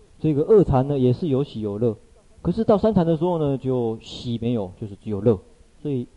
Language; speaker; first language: Chinese; native; Chinese